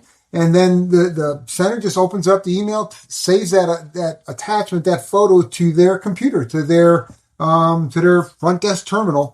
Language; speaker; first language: English; native; English